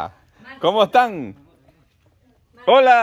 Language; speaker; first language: Spanish; native; Spanish